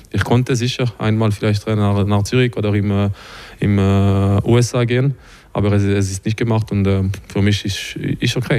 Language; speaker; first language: German; non-native, local second language; French